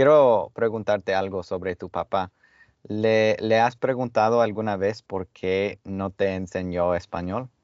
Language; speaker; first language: Spanish; non-native, fluent; English